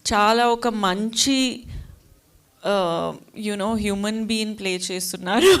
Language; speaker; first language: Telugu; non-native, fluent; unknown